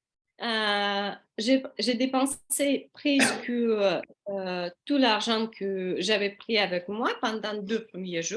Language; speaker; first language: French; non-native, learner; Russian